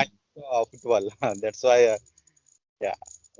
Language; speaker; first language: English; non-native, learner; Odia